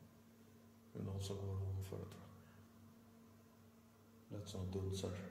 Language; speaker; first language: Swedish; native; Swedish